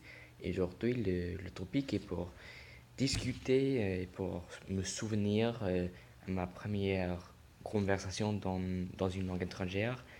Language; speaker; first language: French; non-native, learner; English